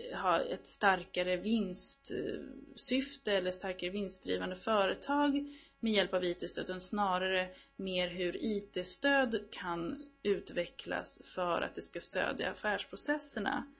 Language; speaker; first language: Swedish; native; Swedish